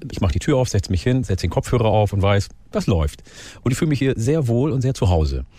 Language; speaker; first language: German; early bilingual, other home language; Oromo